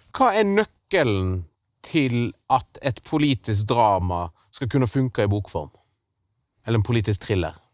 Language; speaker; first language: Norwegian; native; Norwegian